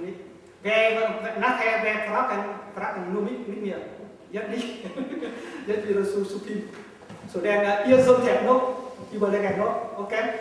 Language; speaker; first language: German; non-native, learner; Vietnamese